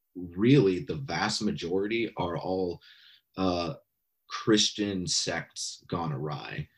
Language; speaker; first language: English; native; English